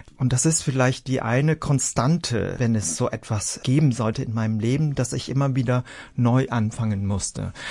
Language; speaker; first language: German; early bilingual, other home language; Vietnamese